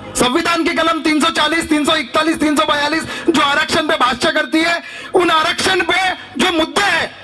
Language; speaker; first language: Hindi; non-native, local second language; Marathi